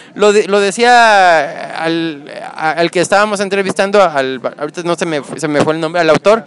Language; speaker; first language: Spanish; native; Spanish